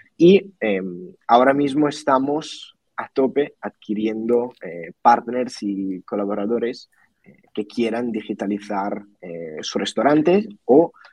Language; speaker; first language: Spanish; non-native, fluent; Italian